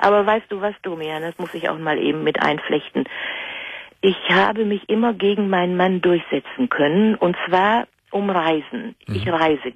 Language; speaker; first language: German; native; German